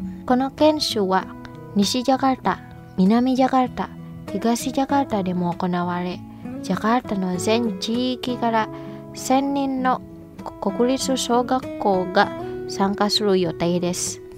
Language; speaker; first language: Japanese; non-native, fluent; Indonesian